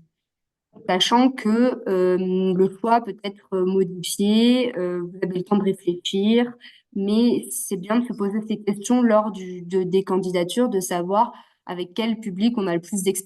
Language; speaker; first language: French; native; French